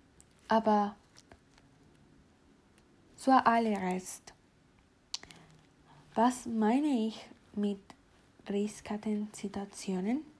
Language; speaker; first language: German; non-native, learner; Spanish